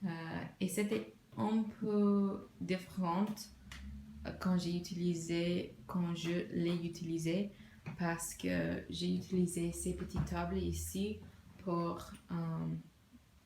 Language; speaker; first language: French; non-native, learner; English